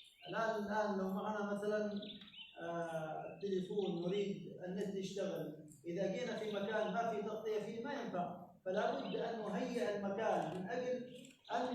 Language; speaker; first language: Arabic; native; Arabic